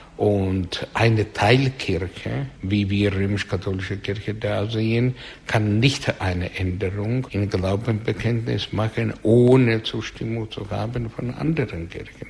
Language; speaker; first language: German; non-native, learner; Russian